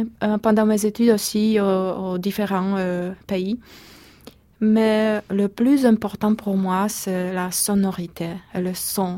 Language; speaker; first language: French; non-native, fluent; Polish